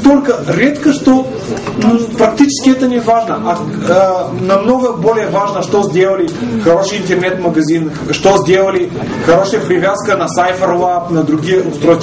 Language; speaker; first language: Russian; non-native, fluent; Bulgarian